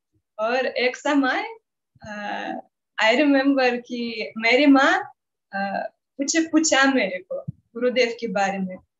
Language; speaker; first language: Hindi; non-native, learner; Russian